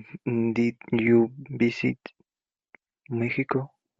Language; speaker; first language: English; non-native, learner; Spanish